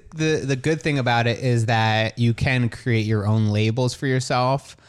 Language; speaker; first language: English; native; English